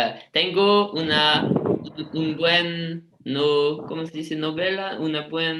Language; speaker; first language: Spanish; non-native, learner; French